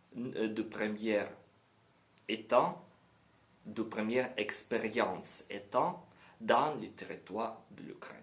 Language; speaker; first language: French; non-native, learner; Ukrainian